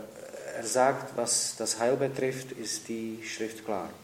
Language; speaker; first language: German; non-native, fluent; Czech